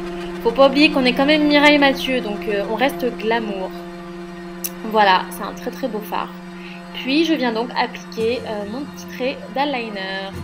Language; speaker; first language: French; native; French